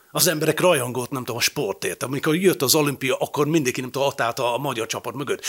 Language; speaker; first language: Hungarian; non-native, fluent; English